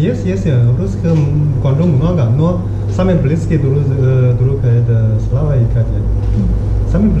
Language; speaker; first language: Russian; non-native, learner; Chinese